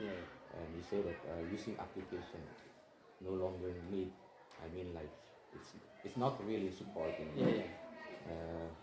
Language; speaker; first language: English; non-native, learner; Indonesian